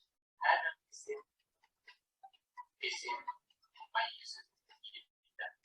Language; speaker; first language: Arabic; non-native, fluent; Indonesian